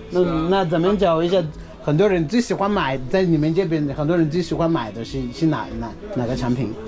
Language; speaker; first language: Chinese; non-native, fluent; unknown